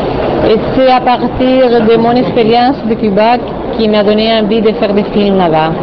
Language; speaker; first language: French; non-native, fluent; Spanish